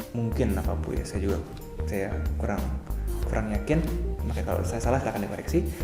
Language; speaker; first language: Indonesian; native; Indonesian